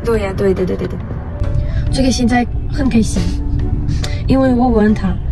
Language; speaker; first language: Chinese; non-native, learner; Russian